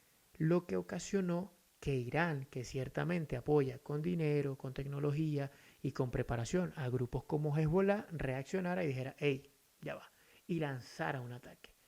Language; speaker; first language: Spanish; native; Spanish